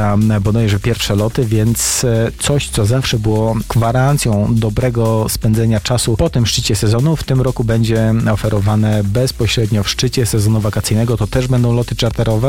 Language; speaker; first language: Polish; native; Polish